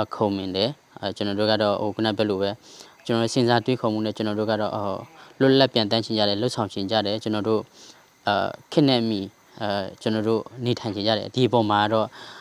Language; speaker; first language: Burmese; non-native, local second language; S'gaw Karen